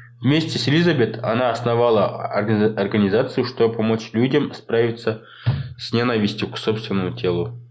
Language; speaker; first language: Russian; non-native, local second language; Kazakh